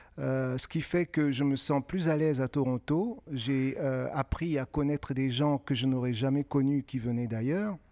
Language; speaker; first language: French; non-native, local second language; Kinyarwanda